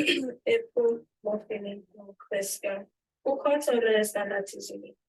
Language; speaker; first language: French; non-native, learner; English